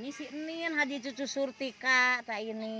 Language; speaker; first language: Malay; non-native, local second language; Sundanese